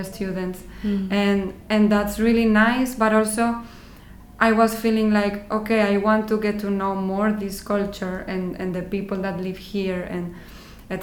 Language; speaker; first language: English; non-native, fluent; Spanish